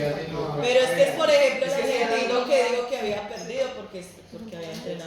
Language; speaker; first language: Spanish; native; Spanish